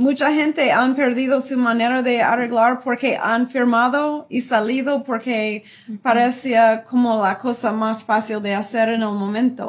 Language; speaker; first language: Spanish; non-native, fluent; English